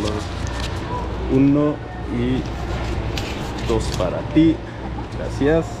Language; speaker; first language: Spanish; non-native, learner; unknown